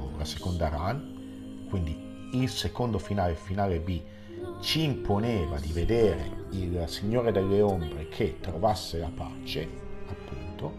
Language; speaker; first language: Italian; native; Italian